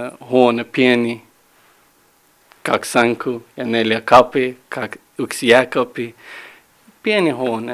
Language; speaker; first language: Finnish; non-native, learner; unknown